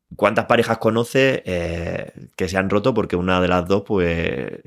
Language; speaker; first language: Spanish; native; Spanish